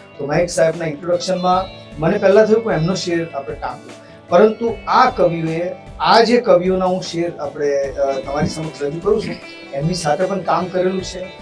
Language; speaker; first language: Gujarati; early bilingual, heritage; Gujarati